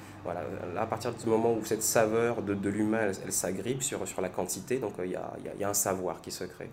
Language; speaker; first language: French; native; French